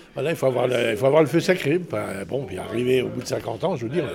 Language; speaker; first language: French; native; French